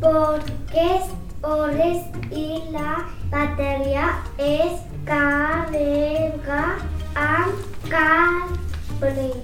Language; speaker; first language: Catalan; non-native, local second language; Spanish